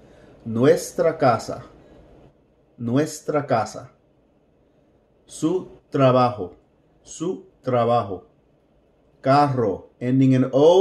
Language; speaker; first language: Spanish; non-native, fluent; English